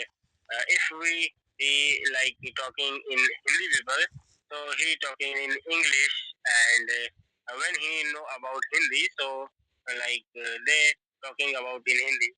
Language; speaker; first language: English; non-native, learner; Hindi